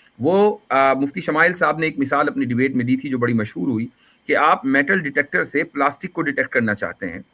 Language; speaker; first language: Urdu; native; Urdu